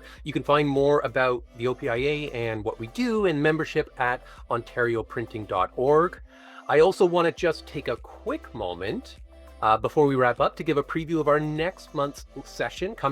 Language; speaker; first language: English; native; English